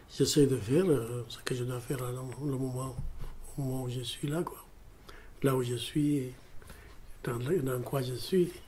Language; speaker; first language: French; non-native, fluent; Amharic